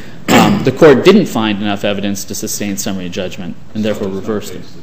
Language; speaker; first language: English; native; English